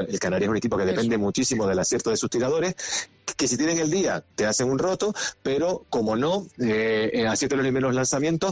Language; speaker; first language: Spanish; native; Spanish